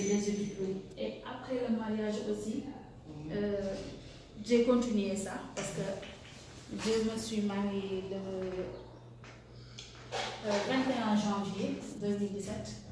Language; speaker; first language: French; non-native, local second language; Wolof